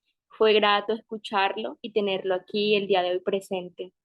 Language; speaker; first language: Spanish; native; Spanish